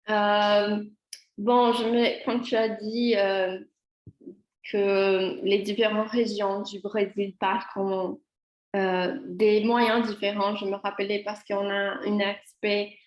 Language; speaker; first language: French; non-native, learner; Portuguese